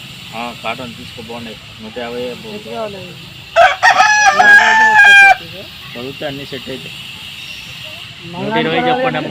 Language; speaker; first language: Telugu; native; Telugu